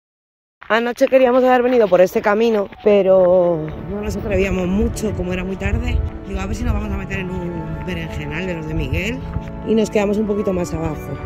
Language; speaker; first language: Spanish; native; Spanish